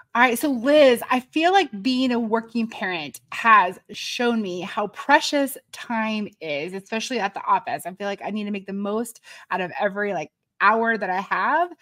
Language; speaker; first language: English; native; English